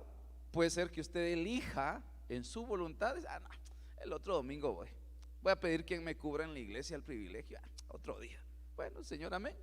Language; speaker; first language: Spanish; native; Spanish